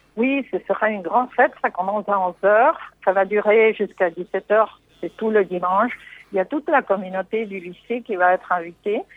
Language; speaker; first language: French; non-native, fluent; Spanish